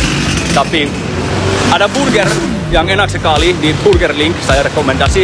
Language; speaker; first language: Indonesian; non-native, learner; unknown